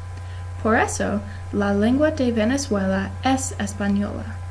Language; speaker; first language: Spanish; non-native, learner; English